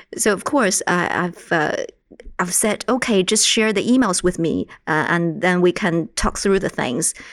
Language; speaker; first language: English; non-native, fluent; Chinese